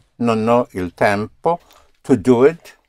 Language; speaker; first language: Italian; non-native, fluent; English